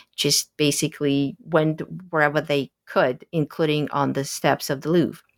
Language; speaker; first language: English; early bilingual, other home language; Russian